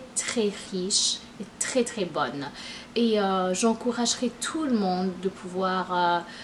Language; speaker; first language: French; non-native, local second language; Rundi